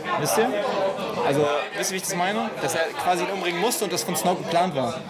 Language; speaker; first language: German; native; German